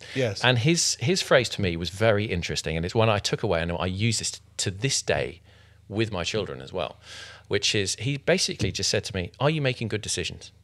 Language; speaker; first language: English; native; English